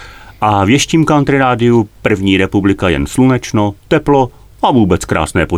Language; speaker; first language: Czech; native; Czech